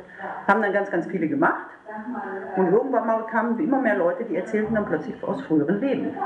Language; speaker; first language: German; native; German